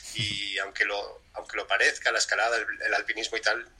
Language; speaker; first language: Spanish; early bilingual, other home language; English